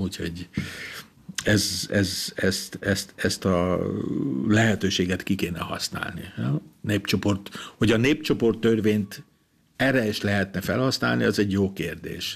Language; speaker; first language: Hungarian; non-native, fluent; German